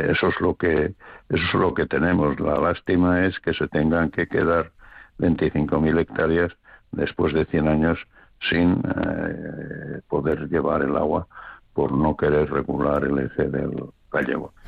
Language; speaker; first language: Spanish; native; Spanish